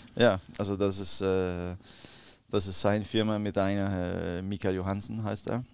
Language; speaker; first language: German; non-native, learner; Danish